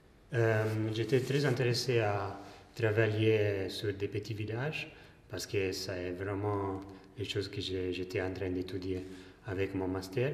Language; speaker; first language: French; non-native, fluent; Italian